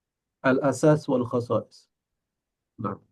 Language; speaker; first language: Arabic; non-native, fluent; Indonesian